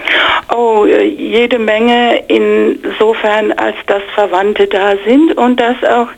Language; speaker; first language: German; non-native, fluent; English